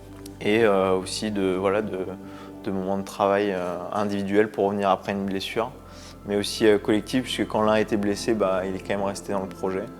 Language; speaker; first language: French; native; French